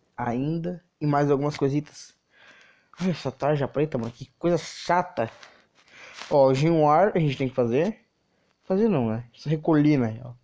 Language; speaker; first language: Portuguese; native; Portuguese